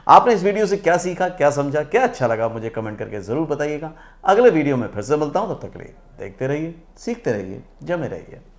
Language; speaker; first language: Hindi; native; Hindi